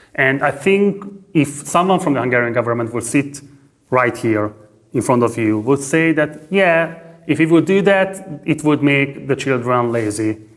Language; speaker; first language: English; non-native, fluent; Hungarian